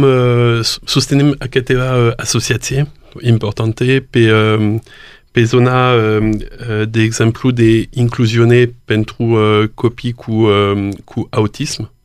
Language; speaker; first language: Romanian; non-native, learner; French